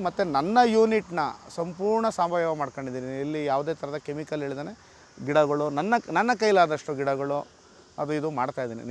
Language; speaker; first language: Kannada; native; Kannada